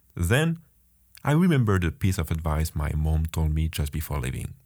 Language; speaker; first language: English; non-native, fluent; French